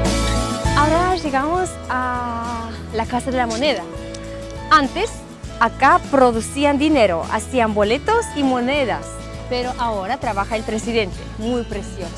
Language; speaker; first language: Spanish; non-native, fluent; Russian